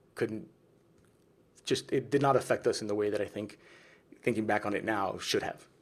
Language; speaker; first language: English; early bilingual, other home language; Spanish